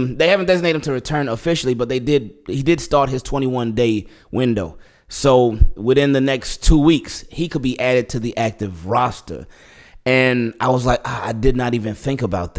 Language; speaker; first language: English; native; English